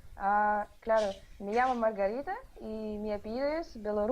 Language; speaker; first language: Spanish; non-native, learner; Russian